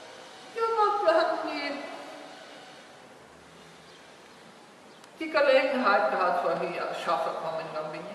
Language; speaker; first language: German; early bilingual, heritage; German